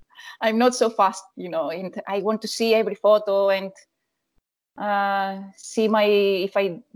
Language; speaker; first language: English; non-native, learner; Greek